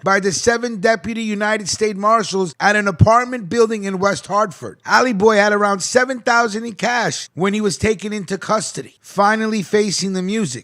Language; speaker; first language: English; native; English